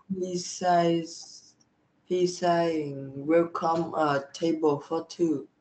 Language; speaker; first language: English; non-native, learner; Vietnamese